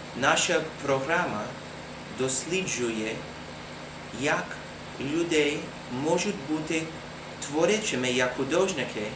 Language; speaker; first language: Ukrainian; non-native, learner; English